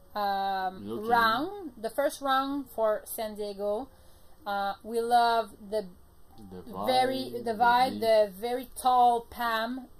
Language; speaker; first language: English; native; English